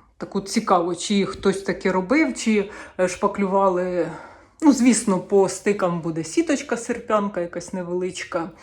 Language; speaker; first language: Ukrainian; non-native, local second language; Russian